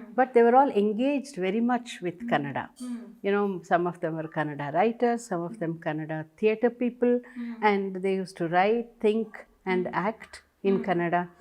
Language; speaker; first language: English; non-native, local second language; Tamil